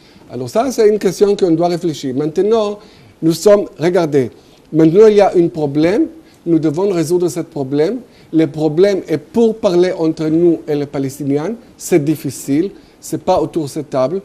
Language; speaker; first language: French; non-native, fluent; Hebrew